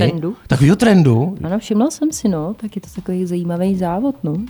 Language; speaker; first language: Czech; native; Czech